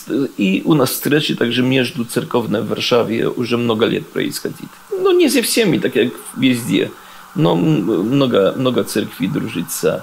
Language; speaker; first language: Russian; non-native, learner; Polish